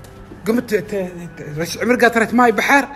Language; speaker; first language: Arabic; native; Arabic